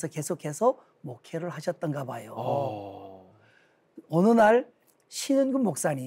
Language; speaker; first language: Korean; native; Korean